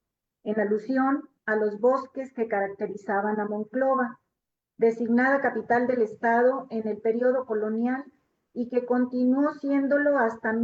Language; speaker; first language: Spanish; native; Spanish